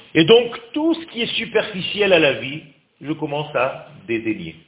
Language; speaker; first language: French; non-native, fluent; Hebrew